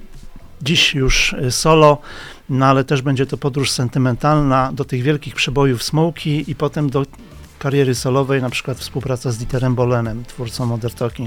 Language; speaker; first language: Polish; native; Polish